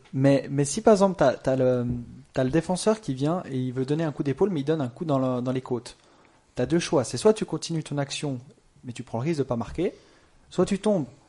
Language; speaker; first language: French; native; French